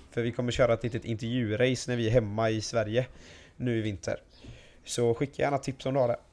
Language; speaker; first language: Swedish; native; Swedish